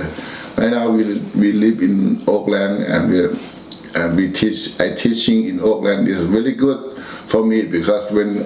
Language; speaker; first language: English; non-native, learner; Thai